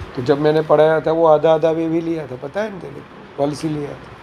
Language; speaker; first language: Hindi; non-native, local second language; Gujarati